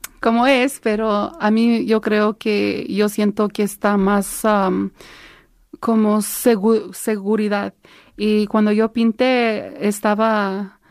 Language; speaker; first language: Spanish; early bilingual, heritage; Spanish